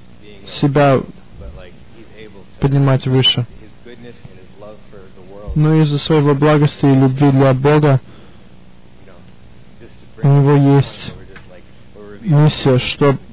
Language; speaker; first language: Russian; early bilingual, heritage; Russian